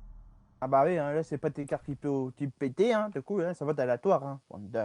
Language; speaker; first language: French; native; French